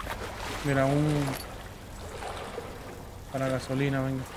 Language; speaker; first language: Spanish; native; Spanish